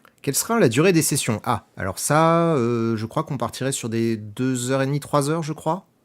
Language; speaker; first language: French; native; French